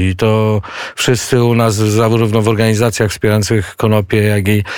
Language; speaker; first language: Polish; native; Polish